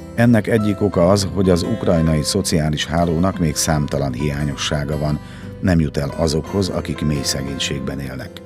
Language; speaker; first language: Hungarian; native; Hungarian